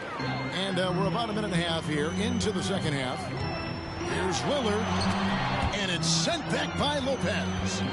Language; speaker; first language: English; native; English